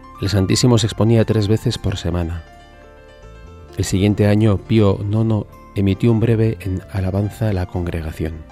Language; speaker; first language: Spanish; native; Spanish